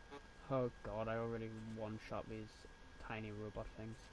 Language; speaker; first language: English; native; English